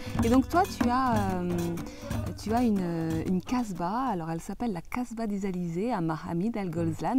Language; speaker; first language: French; native; French